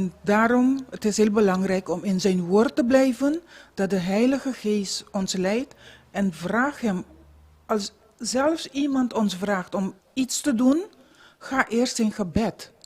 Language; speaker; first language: Dutch; non-native, local second language; Papiamento